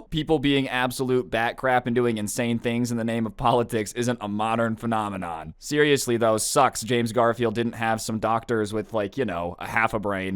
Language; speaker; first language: English; native; English